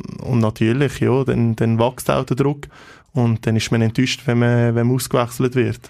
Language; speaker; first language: German; native; German